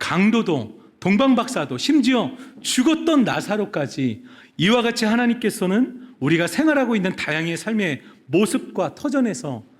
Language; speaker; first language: Korean; native; Korean